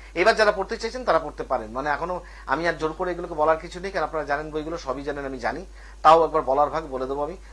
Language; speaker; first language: Bangla; native; Bangla